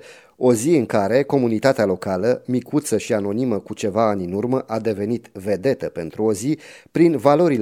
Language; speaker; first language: Romanian; native; Romanian